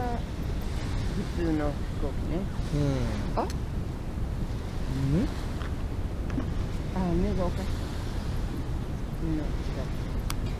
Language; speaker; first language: Japanese; native; Japanese